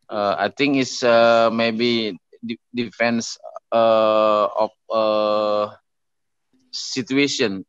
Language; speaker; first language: English; non-native, learner; Indonesian